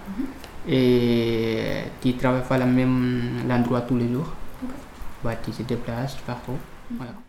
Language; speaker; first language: French; non-native, learner; Fula